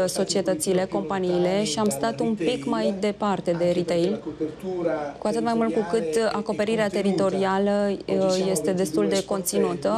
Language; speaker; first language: Romanian; non-native, fluent; Italian